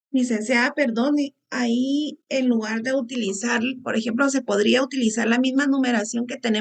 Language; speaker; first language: Spanish; native; Spanish